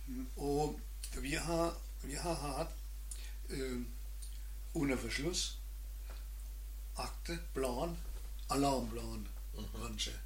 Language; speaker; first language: Danish; non-native, learner; German